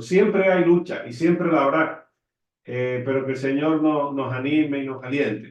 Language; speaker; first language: Spanish; native; Spanish